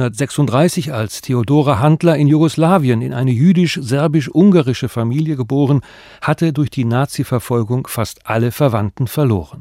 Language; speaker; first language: German; native; German